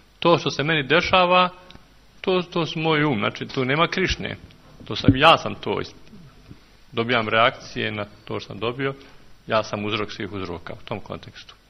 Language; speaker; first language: Serbian; native; Serbian